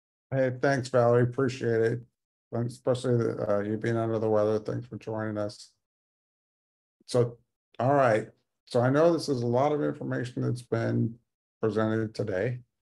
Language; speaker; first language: English; native; English